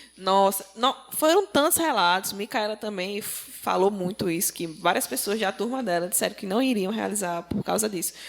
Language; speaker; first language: Portuguese; native; Portuguese